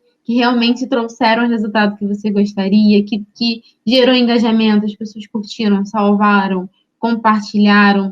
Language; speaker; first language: Portuguese; native; Portuguese